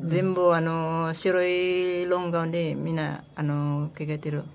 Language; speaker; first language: Japanese; non-native, learner; Filipino